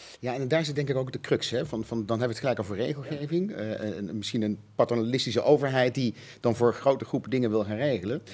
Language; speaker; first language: Dutch; native; Dutch